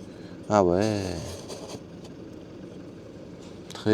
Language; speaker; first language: French; non-native, learner; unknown